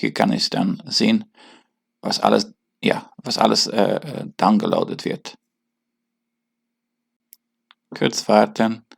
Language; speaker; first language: German; non-native, learner; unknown